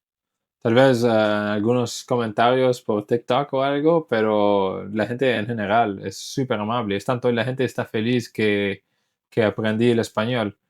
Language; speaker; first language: Spanish; non-native, fluent; English